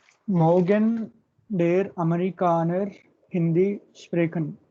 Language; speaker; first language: German; non-native, learner; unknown